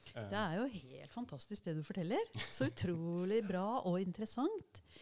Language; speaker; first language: Norwegian; native; Norwegian